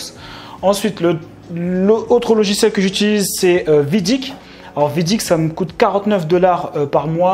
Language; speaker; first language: French; native; French